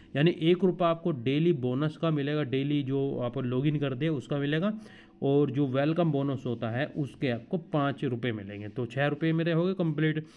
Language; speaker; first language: Hindi; native; Hindi